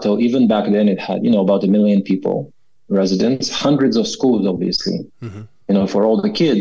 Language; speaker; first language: English; non-native, fluent; Russian